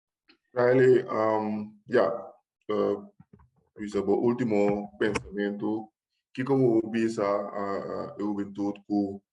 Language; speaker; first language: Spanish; non-native, local second language; Papiamento